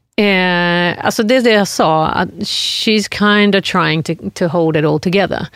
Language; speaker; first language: Swedish; non-native, fluent; English